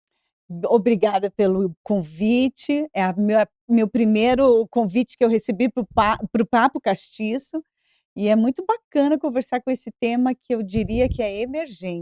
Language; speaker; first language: Portuguese; native; Portuguese